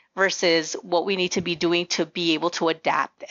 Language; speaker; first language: English; early bilingual, other home language; Spanish